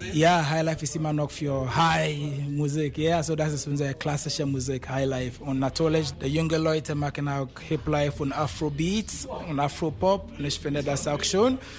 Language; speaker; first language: German; non-native, fluent; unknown